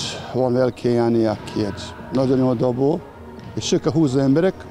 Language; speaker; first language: Hungarian; non-native, fluent; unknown